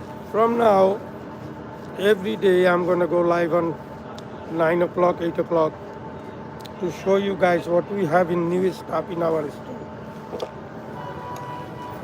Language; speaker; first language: English; non-native, local second language; Bangla